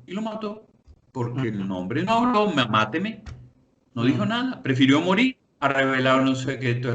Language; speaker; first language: Spanish; native; Spanish